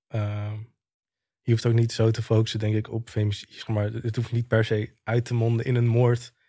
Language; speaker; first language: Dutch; early bilingual, other home language; Turkish